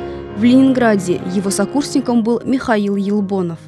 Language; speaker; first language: Russian; native; Russian